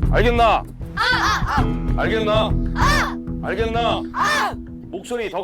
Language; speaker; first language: Korean; native; Korean